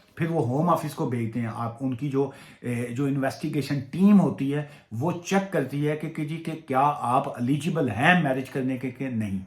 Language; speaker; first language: Urdu; non-native, local second language; Punjabi